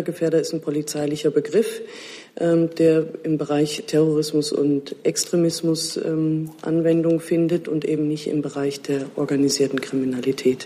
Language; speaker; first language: German; native; German